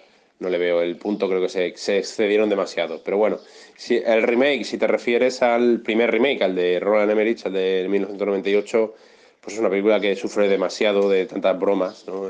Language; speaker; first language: Spanish; native; Spanish